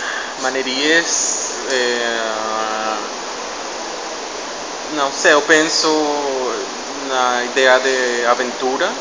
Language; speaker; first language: Portuguese; non-native, fluent; Spanish